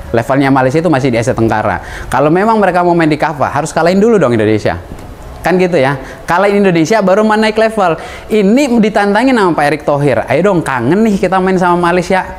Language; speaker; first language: Indonesian; native; Indonesian